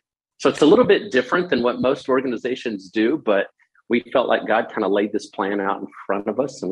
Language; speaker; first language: English; native; English